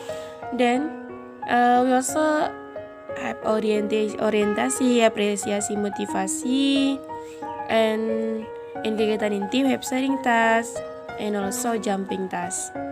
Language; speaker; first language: English; non-native, learner; Indonesian